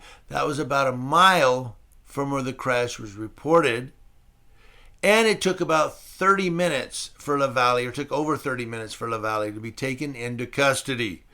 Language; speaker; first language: English; native; English